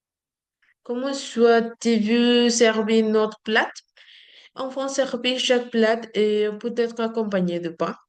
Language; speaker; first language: French; non-native, learner; Spanish